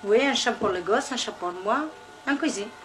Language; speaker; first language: French; non-native, learner; Kabyle